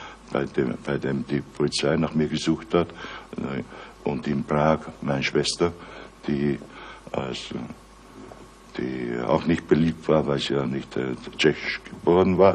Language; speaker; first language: German; native; German